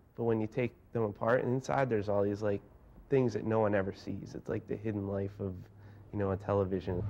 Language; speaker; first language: English; native; English